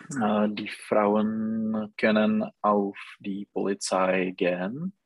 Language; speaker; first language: German; non-native, learner; Czech